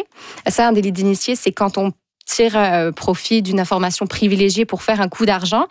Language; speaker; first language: French; native; French